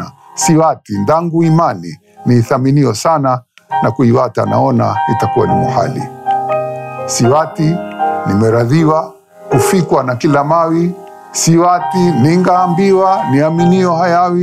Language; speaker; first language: English; non-native, local second language; Swahili